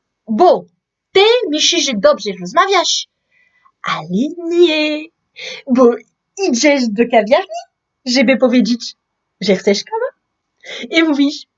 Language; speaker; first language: Polish; non-native, learner; French